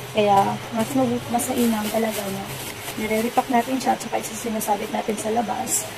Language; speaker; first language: Filipino; non-native, local second language; Cebuano